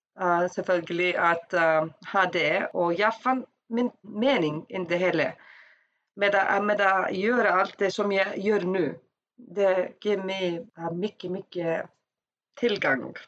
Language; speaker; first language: Swedish; non-native, learner; Icelandic